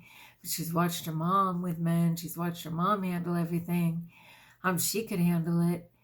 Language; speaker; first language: English; native; English